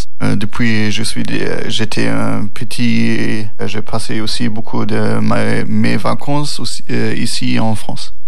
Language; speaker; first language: French; non-native, learner; German